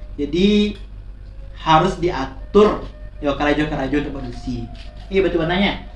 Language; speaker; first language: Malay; non-native, local second language; Minangkabau